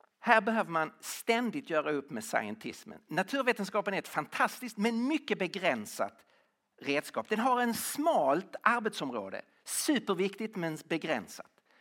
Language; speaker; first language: Swedish; native; Swedish